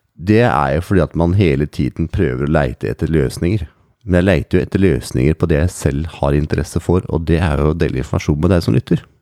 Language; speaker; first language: Norwegian; native; Norwegian